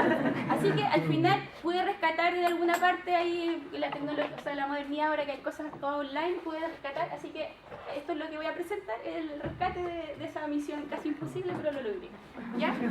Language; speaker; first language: Spanish; native; Spanish